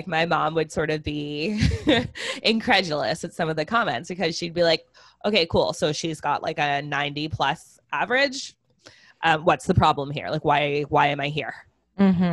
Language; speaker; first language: English; native; English